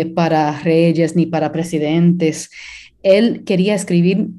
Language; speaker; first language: Spanish; early bilingual, heritage; Spanish